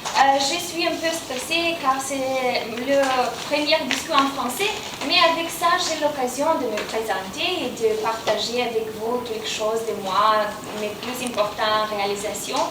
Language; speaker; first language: French; non-native, fluent; Romanian